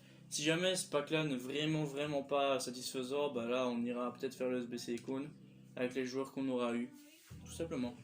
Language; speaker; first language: French; native; French